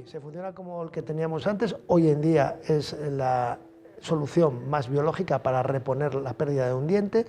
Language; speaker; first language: Spanish; native; Spanish